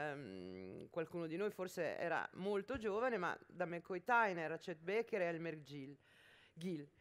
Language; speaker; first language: Italian; native; Italian